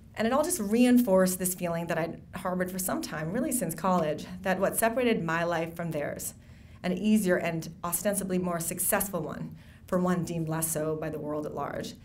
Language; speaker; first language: English; native; English